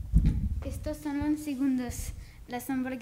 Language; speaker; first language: Spanish; non-native, learner; French